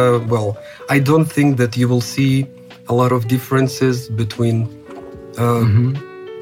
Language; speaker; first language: English; non-native, fluent; Kazakh